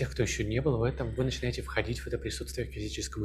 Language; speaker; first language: Russian; native; Russian